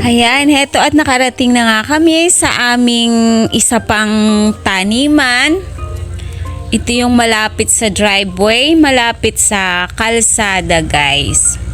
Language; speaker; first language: Filipino; native; Filipino